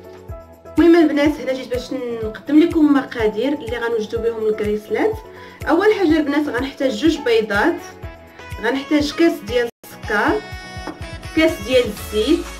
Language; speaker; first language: Arabic; native; Arabic